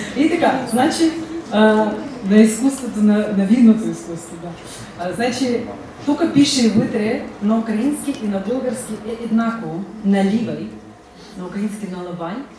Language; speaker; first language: Bulgarian; early bilingual, heritage; Bulgarian